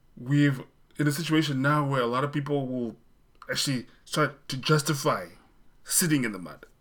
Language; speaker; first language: English; non-native, local second language; Shona